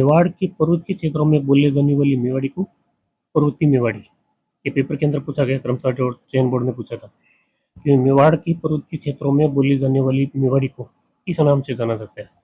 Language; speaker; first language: Hindi; native; Hindi